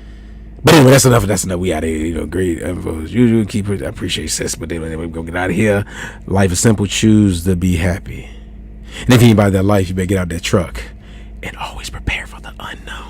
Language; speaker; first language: English; native; English